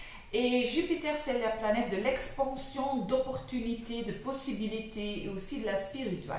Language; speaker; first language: French; non-native, local second language; Dutch